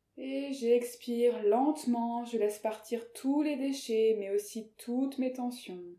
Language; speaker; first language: French; native; French